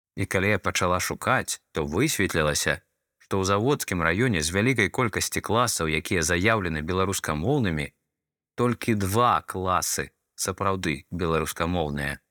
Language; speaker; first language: Belarusian; non-native, local second language; Russian